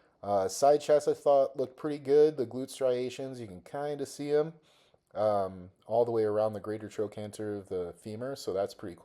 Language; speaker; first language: English; native; English